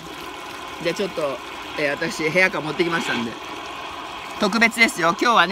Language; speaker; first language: Japanese; native; Japanese